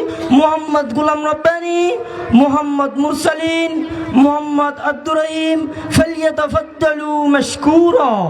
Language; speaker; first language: Arabic; non-native, learner; Bangla